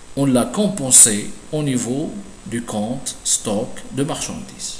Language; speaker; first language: French; non-native, local second language; Arabic